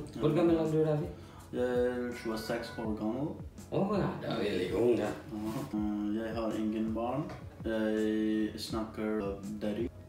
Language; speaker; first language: Swedish; non-native, fluent; Persian